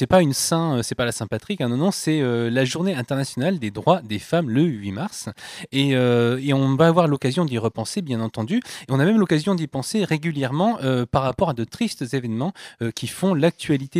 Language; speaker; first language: French; native; French